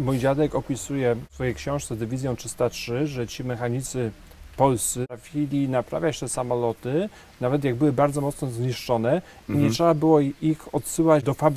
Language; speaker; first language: Polish; native; Polish